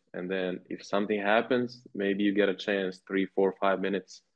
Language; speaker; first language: English; non-native, fluent; Serbian